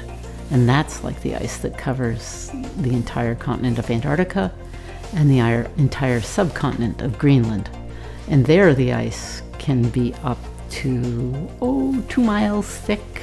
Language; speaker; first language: English; native; English